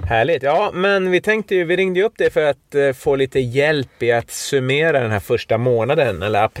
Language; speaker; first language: Swedish; native; Swedish